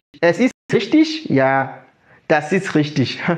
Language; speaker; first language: German; non-native, fluent; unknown